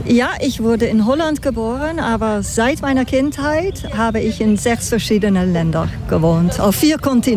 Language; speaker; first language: German; non-native, fluent; Dutch